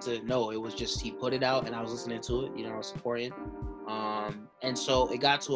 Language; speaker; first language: English; native; English